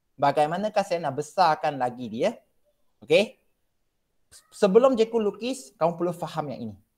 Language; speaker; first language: Malay; non-native, local second language; Chinese